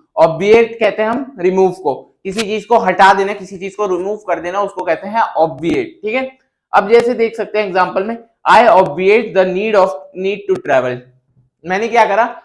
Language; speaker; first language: Hindi; native; Hindi